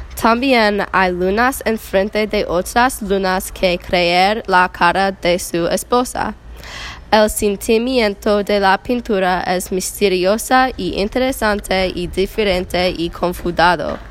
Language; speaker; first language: Spanish; non-native, learner; English